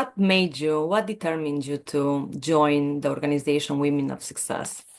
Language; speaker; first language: English; non-native, fluent; Romanian